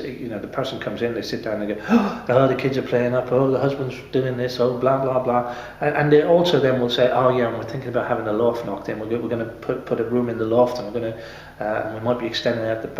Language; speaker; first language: English; native; English